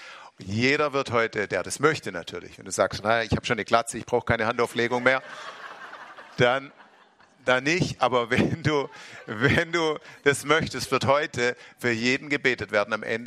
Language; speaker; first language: German; native; German